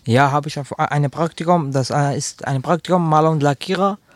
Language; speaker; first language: German; non-native, learner; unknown